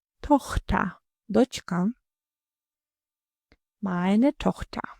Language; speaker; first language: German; non-native, fluent; Ukrainian